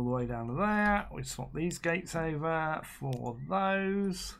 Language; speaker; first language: English; native; English